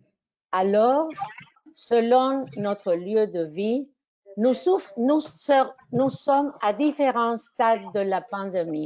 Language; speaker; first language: French; non-native, fluent; Spanish